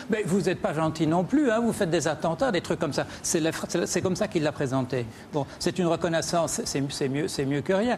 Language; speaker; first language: French; native; French